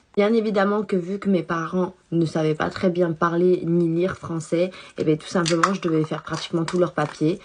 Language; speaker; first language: French; early bilingual, other home language; Chinese